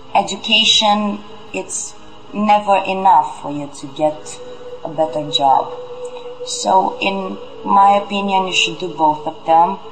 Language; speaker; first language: English; non-native, fluent; Romanian